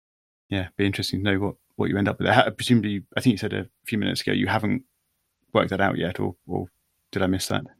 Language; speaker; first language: English; native; English